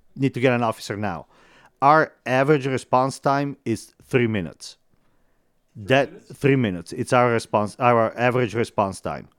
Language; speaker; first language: English; non-native, fluent; Italian